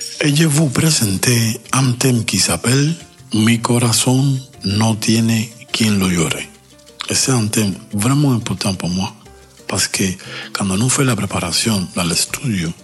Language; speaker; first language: French; non-native, learner; Spanish